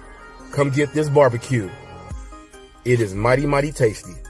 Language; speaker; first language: English; native; English